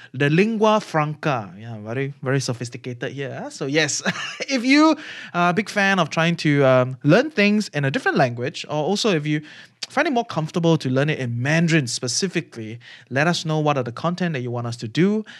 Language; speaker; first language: English; native; English